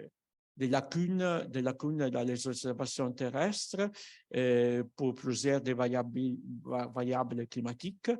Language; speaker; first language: French; non-native, fluent; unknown